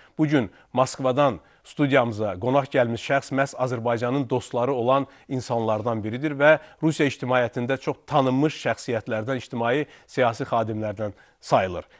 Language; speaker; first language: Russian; non-native, local second language; Azerbaijani